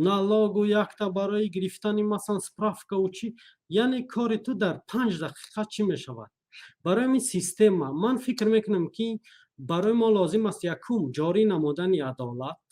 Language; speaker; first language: Persian; non-native, local second language; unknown